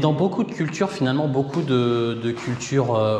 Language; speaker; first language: French; native; French